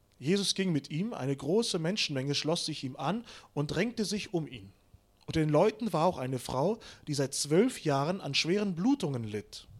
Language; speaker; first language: German; early bilingual, other home language; Russian